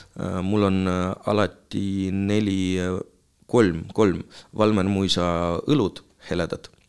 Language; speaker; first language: Estonian; non-native, local second language; Russian